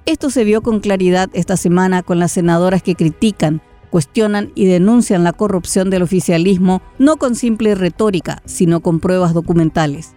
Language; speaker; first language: Spanish; native; Spanish